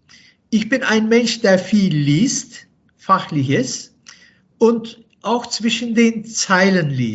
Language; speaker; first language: German; non-native, fluent; Turkish